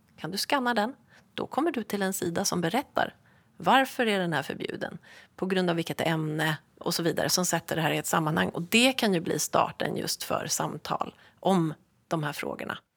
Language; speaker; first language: Swedish; native; Swedish